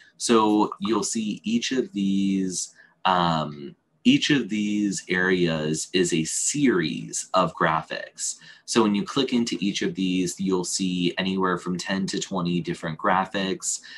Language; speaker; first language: English; native; English